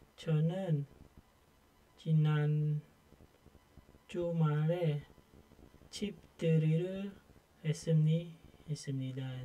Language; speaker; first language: Korean; non-native, learner; Khmer